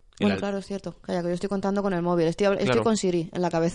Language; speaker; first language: Spanish; native; Spanish